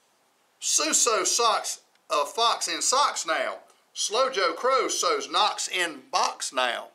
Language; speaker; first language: English; native; English